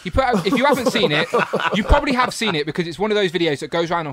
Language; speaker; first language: English; native; English